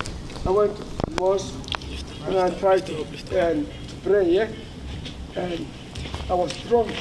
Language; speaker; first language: English; non-native, learner; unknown